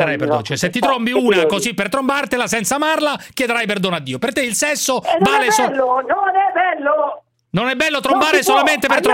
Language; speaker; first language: Italian; native; Italian